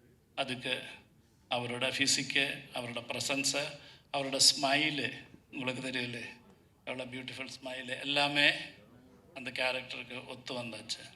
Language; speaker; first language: Tamil; non-native, learner; Malayalam